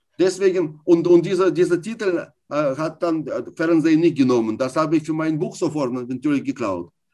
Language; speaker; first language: German; non-native, fluent; Russian